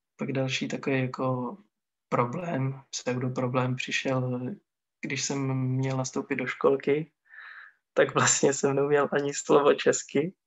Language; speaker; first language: Czech; non-native, local second language; Romany